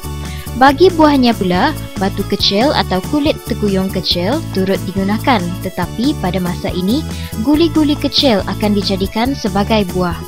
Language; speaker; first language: Malay; native; Malay